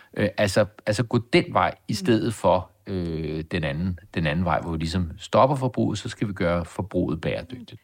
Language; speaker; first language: Danish; native; Danish